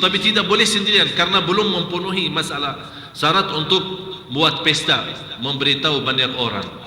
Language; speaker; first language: Malay; non-native, fluent; Arabic